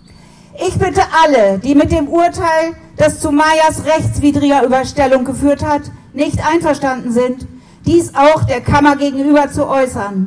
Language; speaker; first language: German; native; German